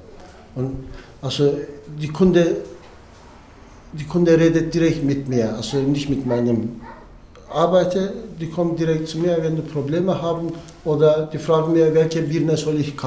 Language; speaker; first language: German; non-native, learner; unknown